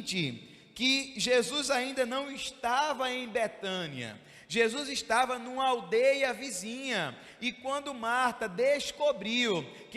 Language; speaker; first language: Portuguese; native; Portuguese